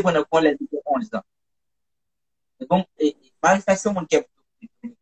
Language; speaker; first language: French; non-native, local second language; Haitian Creole